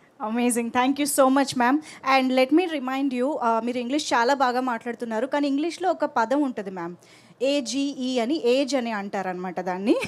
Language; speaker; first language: Telugu; native; Telugu